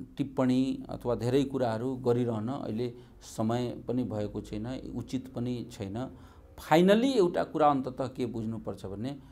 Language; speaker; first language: Nepali; non-native, local second language; Maithili